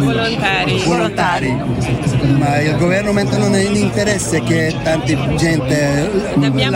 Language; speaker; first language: Italian; non-native, learner; Hungarian